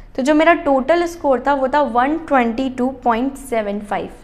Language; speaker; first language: Hindi; native; Hindi